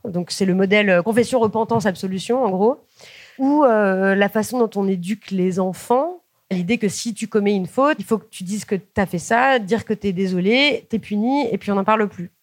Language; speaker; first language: French; native; French